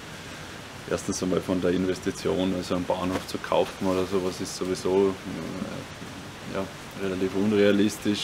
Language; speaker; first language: German; native; German